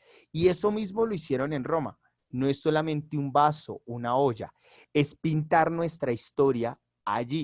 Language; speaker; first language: Spanish; native; Spanish